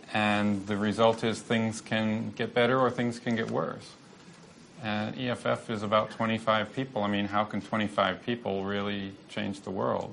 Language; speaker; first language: English; native; English